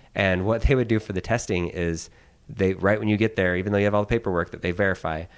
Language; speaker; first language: English; native; English